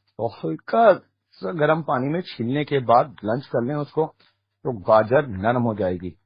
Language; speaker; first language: Urdu; native; Urdu